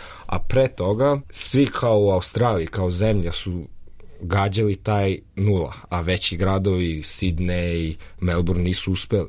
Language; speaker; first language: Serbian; early bilingual, heritage; Serbian